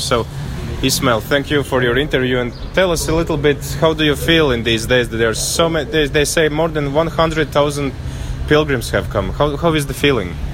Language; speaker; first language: English; non-native, fluent; Latvian